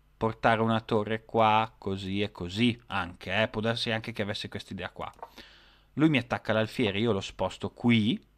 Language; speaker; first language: Italian; native; Italian